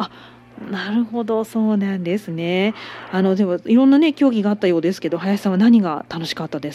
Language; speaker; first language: Japanese; native; Japanese